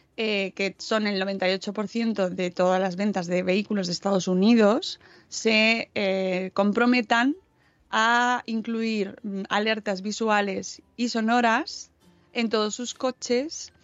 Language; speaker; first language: Spanish; native; Spanish